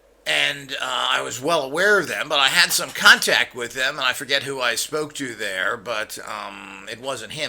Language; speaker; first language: English; native; English